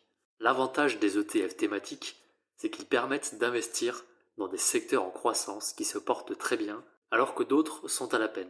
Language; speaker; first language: French; native; French